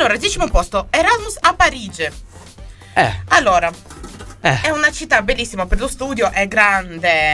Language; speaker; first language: Italian; native; Italian